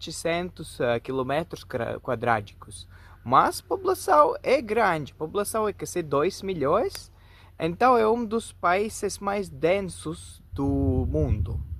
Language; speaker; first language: Portuguese; non-native, fluent; Latvian